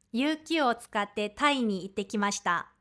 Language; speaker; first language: Japanese; non-native, fluent; Korean